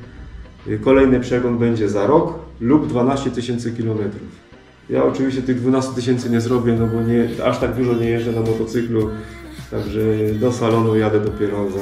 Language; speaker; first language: Polish; native; Polish